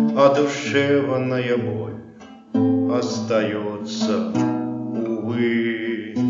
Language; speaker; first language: Russian; non-native, local second language; Azerbaijani